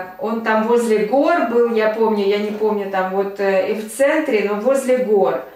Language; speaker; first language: Russian; native; Russian